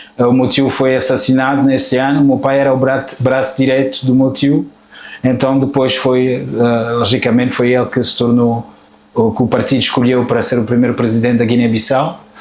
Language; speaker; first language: Portuguese; early bilingual, heritage; Portuguese